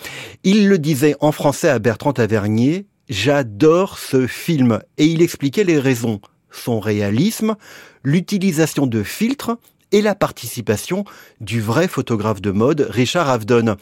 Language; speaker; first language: French; native; French